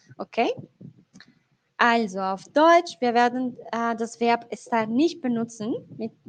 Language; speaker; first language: German; non-native, fluent; Spanish